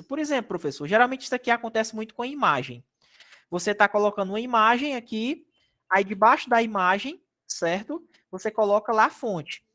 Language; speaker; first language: Portuguese; native; Portuguese